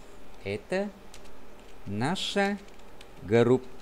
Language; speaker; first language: Russian; non-native, fluent; Vietnamese